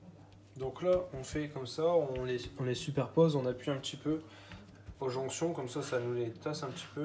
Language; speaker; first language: French; native; French